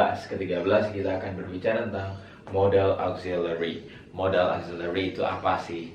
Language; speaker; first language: Indonesian; native; Indonesian